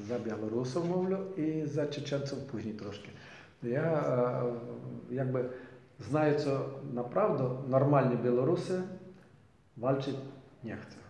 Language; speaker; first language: Polish; non-native, learner; Ukrainian